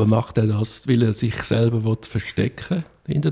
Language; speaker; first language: German; native; German